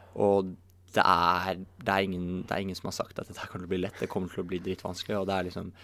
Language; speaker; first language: Norwegian; native; Norwegian